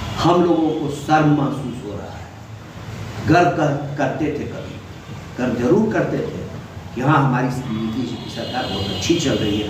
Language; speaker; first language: Hindi; native; Hindi